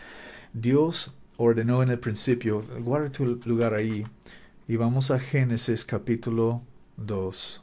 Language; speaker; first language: Spanish; non-native, learner; English